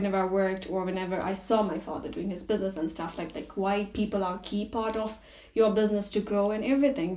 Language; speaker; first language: English; non-native, local second language; Nepali